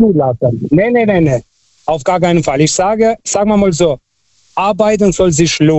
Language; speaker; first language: German; non-native, local second language; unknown